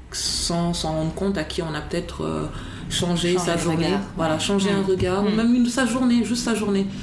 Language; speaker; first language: French; native; French